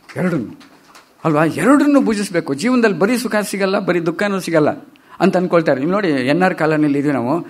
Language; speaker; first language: Kannada; native; Kannada